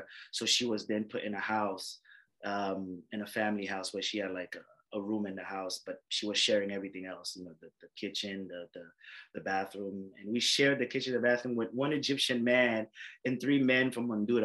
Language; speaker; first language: English; non-native, fluent; French